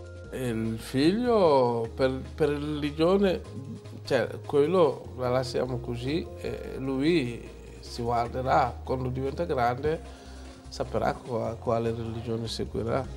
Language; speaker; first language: Italian; non-native, learner; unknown